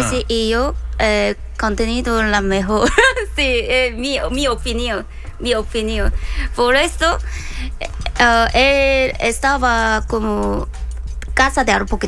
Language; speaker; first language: Spanish; non-native, learner; Korean